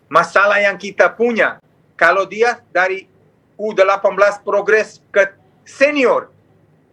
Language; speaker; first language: Indonesian; non-native, fluent; Serbian